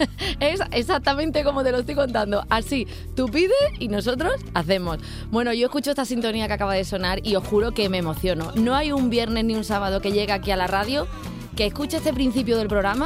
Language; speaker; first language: Spanish; native; Spanish